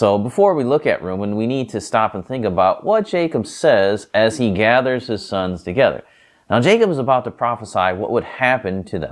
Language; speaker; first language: English; native; English